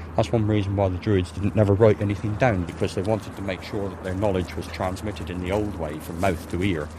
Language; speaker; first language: English; native; English